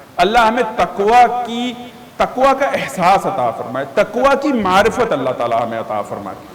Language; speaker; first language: Urdu; native; Urdu